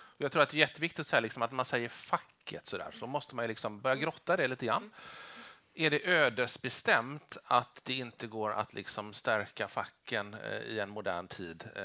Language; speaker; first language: Swedish; native; Swedish